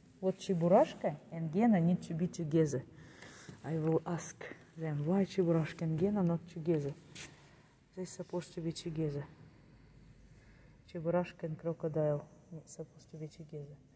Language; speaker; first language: English; non-native, learner; Russian